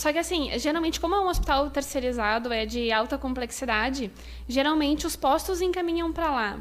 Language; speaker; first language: Portuguese; native; Portuguese